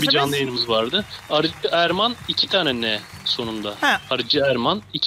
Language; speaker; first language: Turkish; native; Turkish